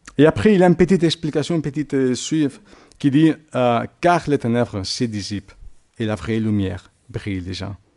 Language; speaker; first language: French; non-native, fluent; Catalan